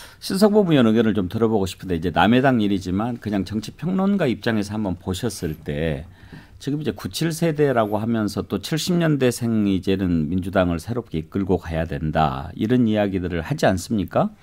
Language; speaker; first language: Korean; native; Korean